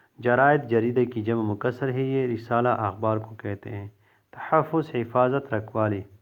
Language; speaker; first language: Urdu; non-native, local second language; Pashto